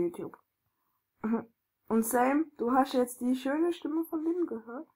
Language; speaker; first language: German; native; German